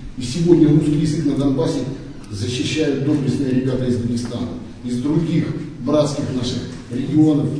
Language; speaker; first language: Russian; native; Russian